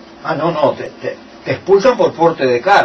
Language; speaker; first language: Spanish; native; Spanish